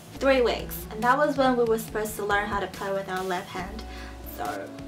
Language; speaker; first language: English; early bilingual, other home language; Chinese